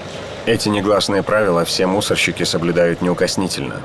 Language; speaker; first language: Russian; native; Russian